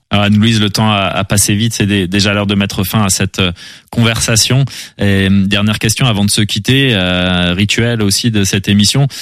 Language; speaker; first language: French; native; French